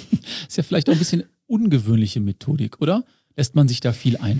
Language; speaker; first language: German; native; German